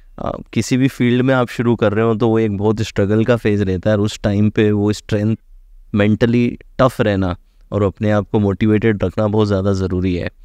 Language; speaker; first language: Hindi; native; Hindi